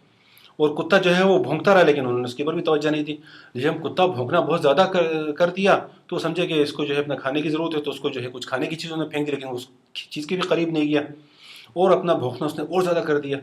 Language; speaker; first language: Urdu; non-native, fluent; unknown